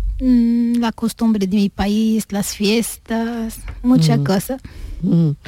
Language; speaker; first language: Spanish; non-native, learner; Arabic